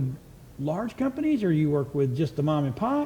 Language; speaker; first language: English; native; English